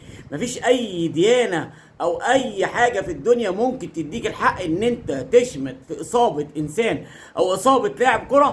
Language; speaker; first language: Arabic; native; Arabic